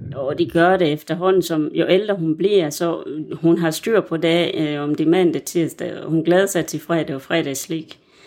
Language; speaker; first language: Danish; non-native, fluent; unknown